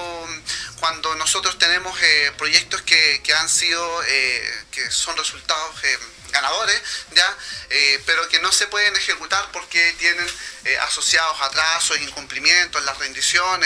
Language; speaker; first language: Spanish; native; Spanish